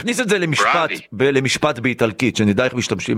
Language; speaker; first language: Hebrew; native; Hebrew